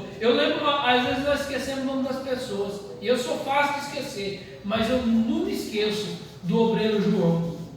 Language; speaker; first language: Portuguese; native; Portuguese